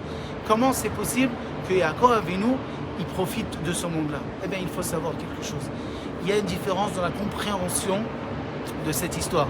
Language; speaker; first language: French; native; French